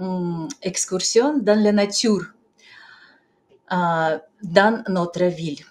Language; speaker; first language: French; non-native, fluent; Russian